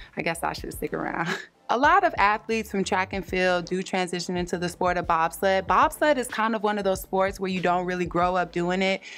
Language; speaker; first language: English; native; English